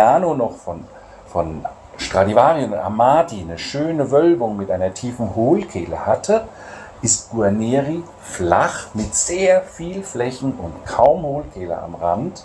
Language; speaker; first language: German; native; German